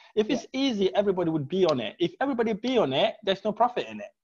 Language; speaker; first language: English; non-native, fluent; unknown